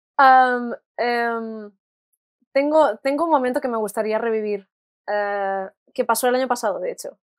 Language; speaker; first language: Spanish; native; Spanish